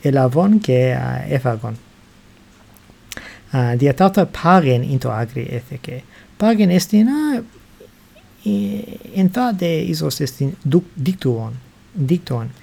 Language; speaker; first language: Greek; non-native, learner; English